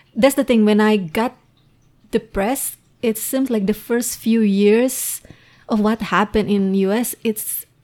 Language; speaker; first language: English; non-native, fluent; Indonesian